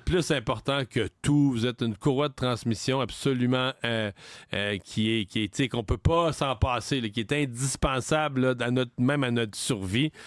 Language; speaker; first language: French; native; French